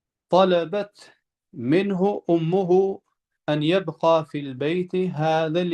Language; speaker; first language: Arabic; non-native, fluent; Albanian